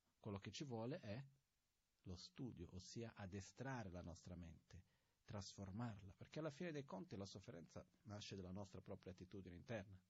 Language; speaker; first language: Italian; non-native, fluent; Portuguese